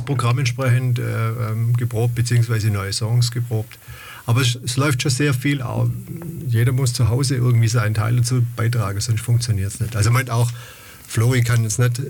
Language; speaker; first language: German; native; German